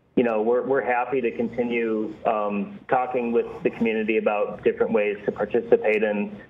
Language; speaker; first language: English; native; English